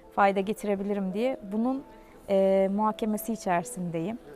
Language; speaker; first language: Turkish; native; Turkish